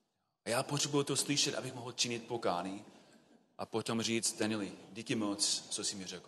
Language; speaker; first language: Czech; non-native, fluent; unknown